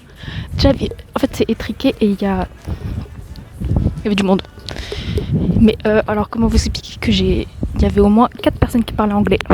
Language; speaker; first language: French; native; French